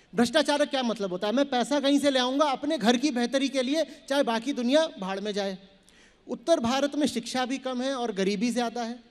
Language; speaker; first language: Hindi; native; Hindi